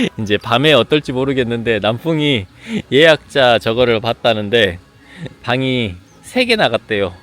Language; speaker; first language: Korean; native; Korean